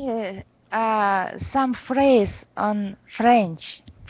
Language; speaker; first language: English; non-native, learner; Russian